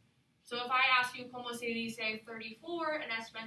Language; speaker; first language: Spanish; non-native, fluent; English